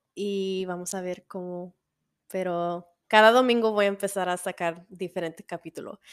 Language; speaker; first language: Spanish; early bilingual, heritage; Spanish